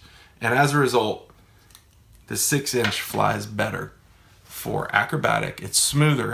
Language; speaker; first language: English; native; English